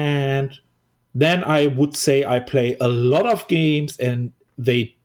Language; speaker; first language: English; non-native, fluent; German